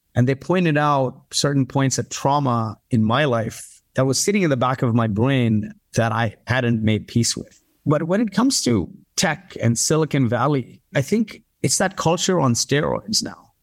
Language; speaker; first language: English; early bilingual, other home language; Arabic